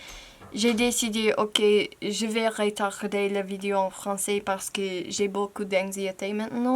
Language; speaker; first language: French; non-native, fluent; English